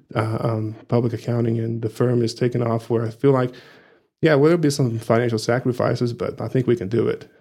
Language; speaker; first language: English; non-native, fluent; Portuguese